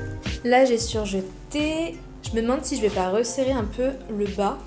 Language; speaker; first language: French; native; French